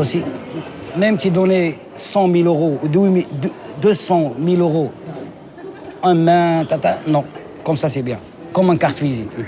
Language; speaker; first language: French; non-native, learner; Arabic